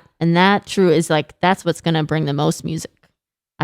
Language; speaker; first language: English; native; English